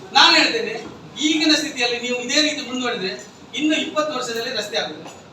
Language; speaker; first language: Kannada; native; Kannada